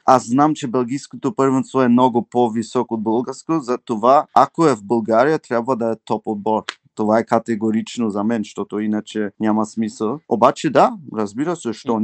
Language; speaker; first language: Bulgarian; early bilingual, heritage; Bulgarian